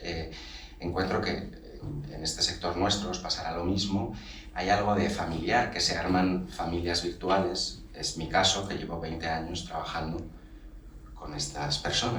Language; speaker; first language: Spanish; native; Spanish